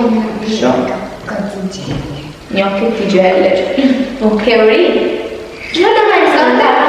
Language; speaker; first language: Albanian; early bilingual, heritage; Albanian